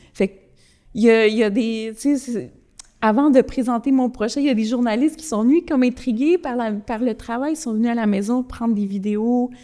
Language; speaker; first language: French; early bilingual, other home language; Spanish